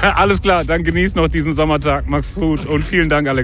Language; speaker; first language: German; native; German